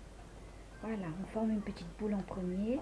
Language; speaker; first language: French; native; French